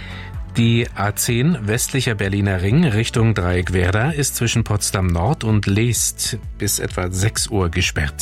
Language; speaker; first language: German; native; German